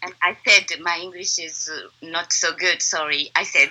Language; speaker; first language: English; non-native, learner; Japanese